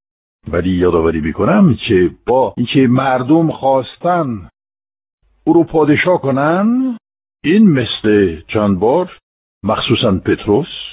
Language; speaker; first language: Persian; non-native, fluent; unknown